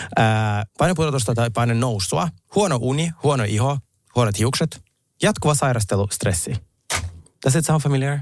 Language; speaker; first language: Finnish; native; Finnish